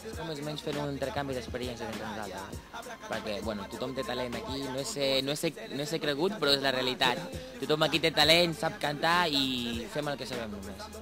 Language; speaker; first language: Catalan; non-native, fluent; Portuguese